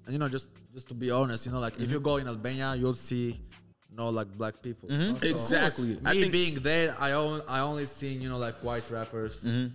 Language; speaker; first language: English; non-native, fluent; Albanian